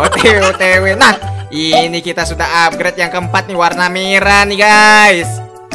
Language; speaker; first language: Indonesian; native; Indonesian